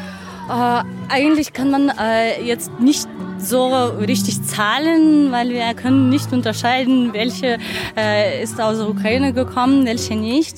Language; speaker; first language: German; non-native, fluent; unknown